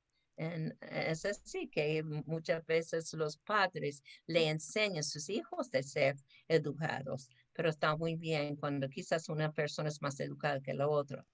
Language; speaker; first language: Spanish; non-native, fluent; English